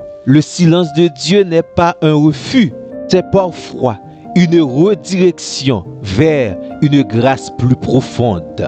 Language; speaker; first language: French; non-native, local second language; Haitian Creole